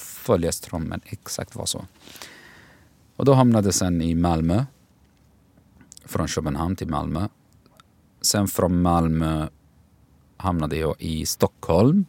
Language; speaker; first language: Swedish; non-native, fluent; Arabic